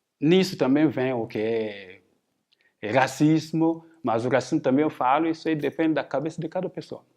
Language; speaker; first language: Portuguese; non-native, fluent; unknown